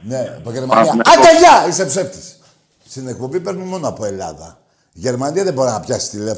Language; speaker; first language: Greek; native; Greek